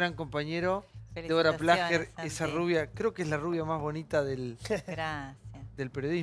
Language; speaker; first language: Spanish; native; Spanish